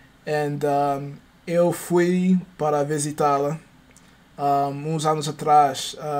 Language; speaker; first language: Portuguese; non-native, learner; English